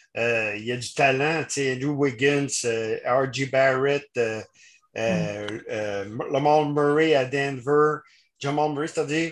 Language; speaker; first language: French; native; French